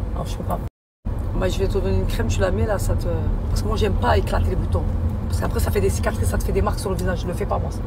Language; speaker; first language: French; early bilingual, other home language; Arabic